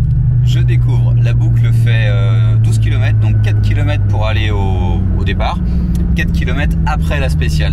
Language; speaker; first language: French; native; French